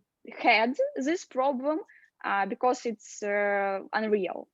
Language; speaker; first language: English; non-native, learner; Russian